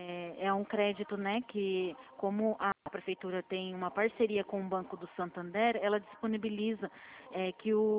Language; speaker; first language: Portuguese; native; Portuguese